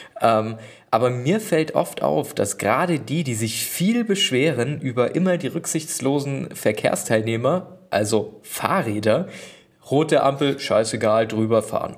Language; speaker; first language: German; native; German